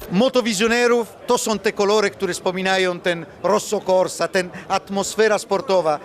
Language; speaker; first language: Polish; non-native, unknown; Italian